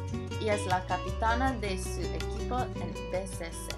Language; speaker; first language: Spanish; non-native, learner; English